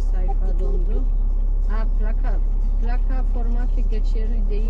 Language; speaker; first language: Turkish; non-native, fluent; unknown